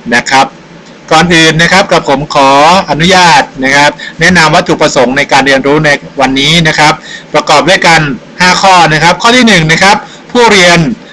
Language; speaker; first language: Thai; native; Thai